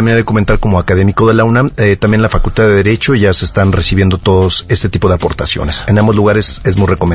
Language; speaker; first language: Spanish; native; Spanish